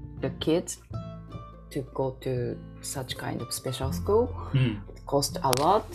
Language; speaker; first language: English; non-native, learner; Japanese